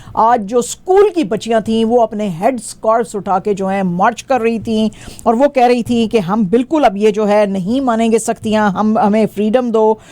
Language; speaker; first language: Urdu; non-native, local second language; Punjabi